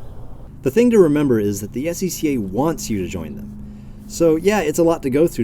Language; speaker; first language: English; native; English